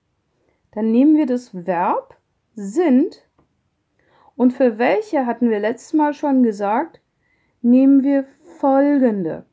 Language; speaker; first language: German; non-native, fluent; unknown